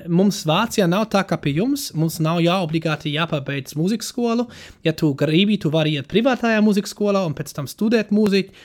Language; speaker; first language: Latvian; non-native, fluent; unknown